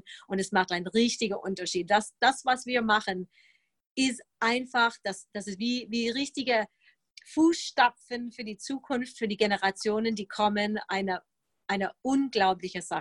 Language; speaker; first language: German; non-native, fluent; English